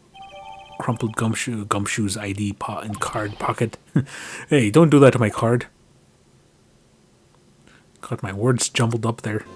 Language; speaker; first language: English; native; English